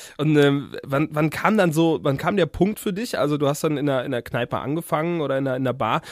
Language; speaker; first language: German; native; German